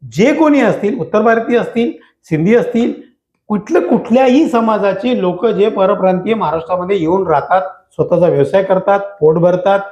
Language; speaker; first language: Marathi; native; Marathi